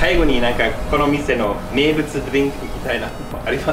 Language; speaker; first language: Japanese; non-native, fluent; English